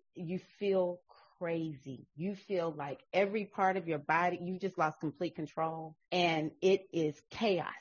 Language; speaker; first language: English; native; English